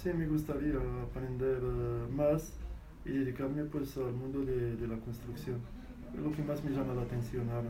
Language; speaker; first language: Spanish; non-native, fluent; Arabic